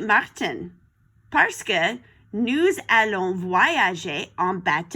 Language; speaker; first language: French; non-native, fluent; English